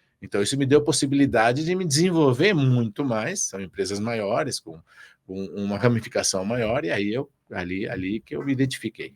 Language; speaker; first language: Portuguese; early bilingual, other home language; Spanish